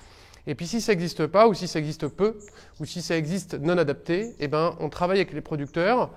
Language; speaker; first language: French; native; French